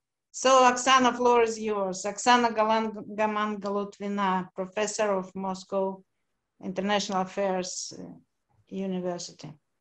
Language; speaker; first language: English; non-native, fluent; Russian